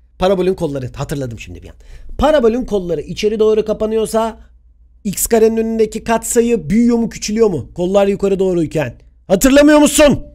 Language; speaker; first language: Turkish; native; Turkish